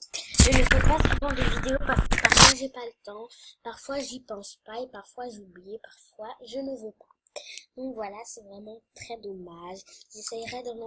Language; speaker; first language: French; native; French